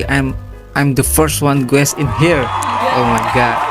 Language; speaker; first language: English; non-native, learner; Indonesian